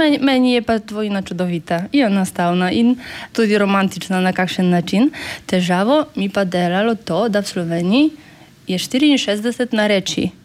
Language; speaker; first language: Slovenian; non-native, fluent; Polish